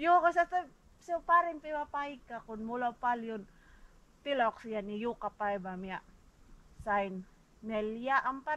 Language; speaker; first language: Finnish; non-native, learner; Filipino